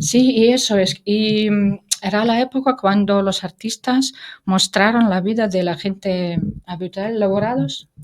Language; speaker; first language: Spanish; non-native, fluent; Russian